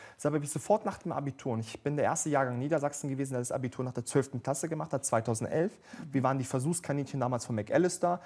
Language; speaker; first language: German; early bilingual, other home language; Bosnian